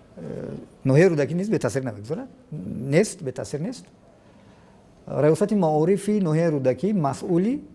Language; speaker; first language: Tajik; native; Tajik